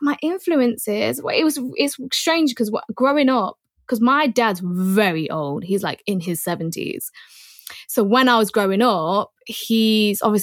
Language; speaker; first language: English; native; English